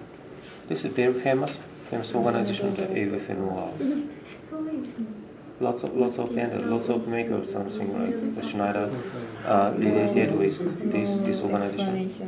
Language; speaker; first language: English; non-native, learner; Japanese